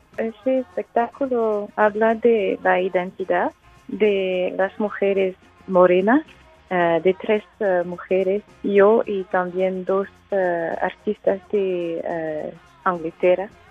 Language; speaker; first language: Spanish; non-native, learner; French